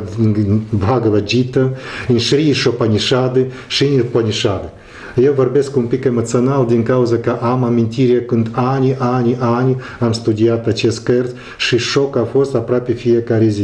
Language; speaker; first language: Romanian; non-native, local second language; Russian